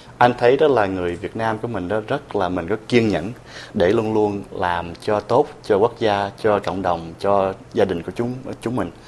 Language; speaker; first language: Vietnamese; early bilingual, heritage; Vietnamese